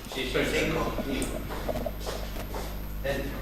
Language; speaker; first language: Spanish; native; Spanish